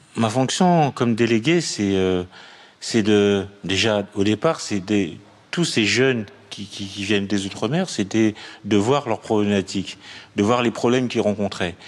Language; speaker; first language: French; native; French